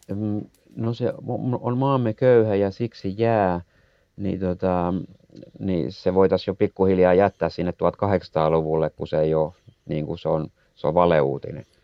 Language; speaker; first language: Finnish; native; Finnish